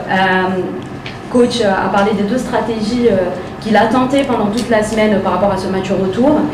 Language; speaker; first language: French; non-native, local second language; Arabic